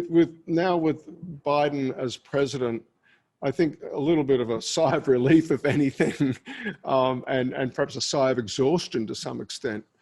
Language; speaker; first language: English; native; English